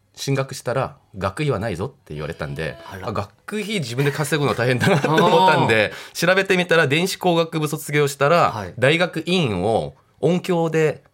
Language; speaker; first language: Japanese; non-native, fluent; Korean